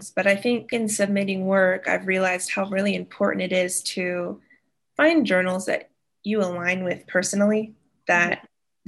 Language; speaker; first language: English; native; English